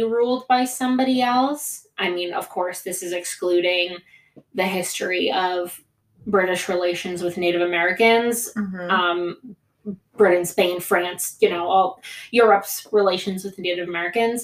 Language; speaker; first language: English; early bilingual, other home language; Greek